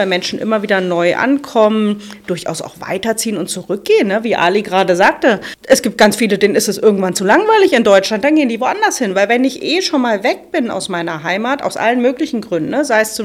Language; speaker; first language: German; native; German